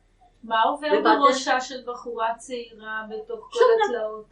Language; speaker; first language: Hebrew; native; Hebrew